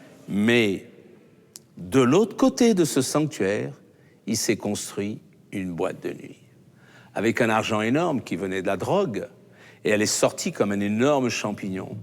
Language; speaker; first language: French; native; French